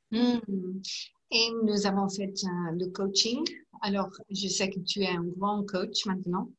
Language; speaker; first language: French; non-native, learner; English